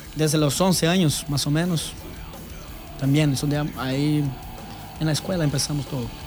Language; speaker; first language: Spanish; non-native, learner; Portuguese